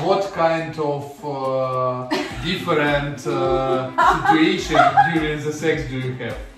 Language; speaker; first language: English; non-native, learner; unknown